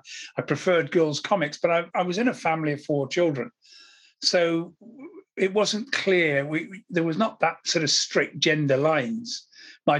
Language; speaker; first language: English; native; English